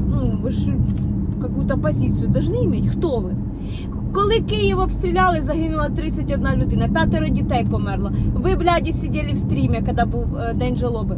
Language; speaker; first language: Ukrainian; non-native, local second language; Russian